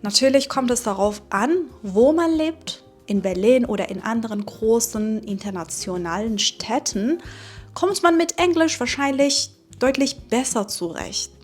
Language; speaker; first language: German; non-native, fluent; Persian